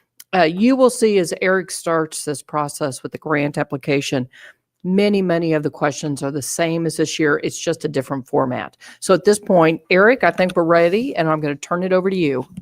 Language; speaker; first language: English; native; English